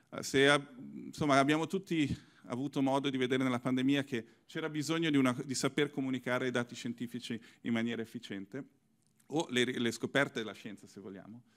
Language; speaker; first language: Italian; native; Italian